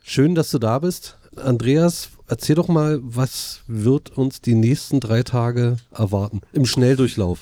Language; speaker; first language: German; native; German